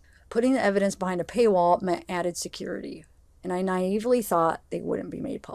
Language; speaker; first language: English; native; English